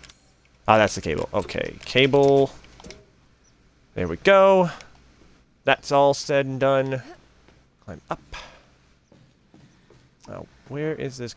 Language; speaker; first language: English; native; English